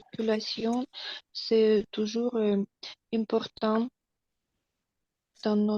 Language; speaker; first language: French; non-native, learner; Russian